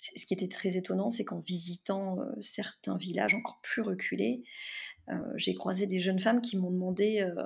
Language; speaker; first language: French; native; French